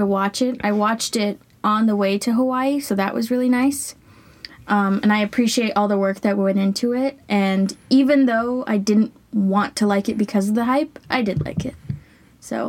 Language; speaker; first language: English; native; English